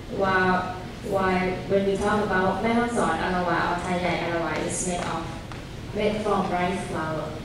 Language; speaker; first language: English; non-native, fluent; Thai